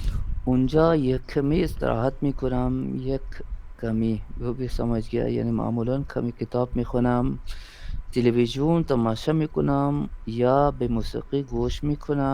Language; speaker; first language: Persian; non-native, learner; Urdu